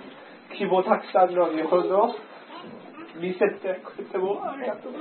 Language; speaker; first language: Japanese; non-native, learner; English